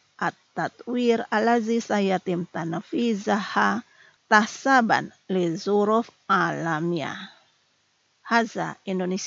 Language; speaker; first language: Arabic; non-native, fluent; Indonesian